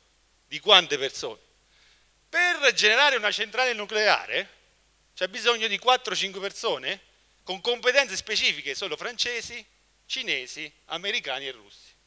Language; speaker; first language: Italian; native; Italian